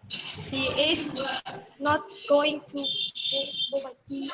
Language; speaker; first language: English; non-native, learner; Indonesian